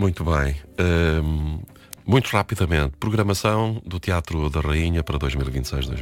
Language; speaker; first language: Portuguese; native; Portuguese